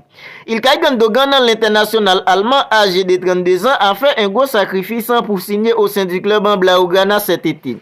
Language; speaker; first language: French; native; French